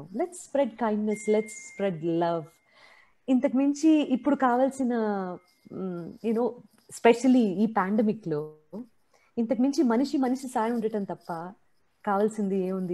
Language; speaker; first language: Telugu; native; Telugu